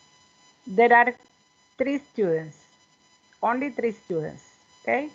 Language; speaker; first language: English; non-native, learner; Spanish